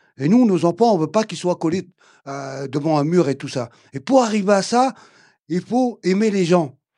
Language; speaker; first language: French; early bilingual, other home language; Arabic